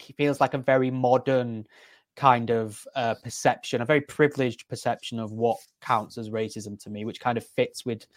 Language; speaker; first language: English; native; English